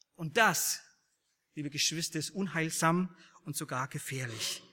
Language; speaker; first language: German; native; German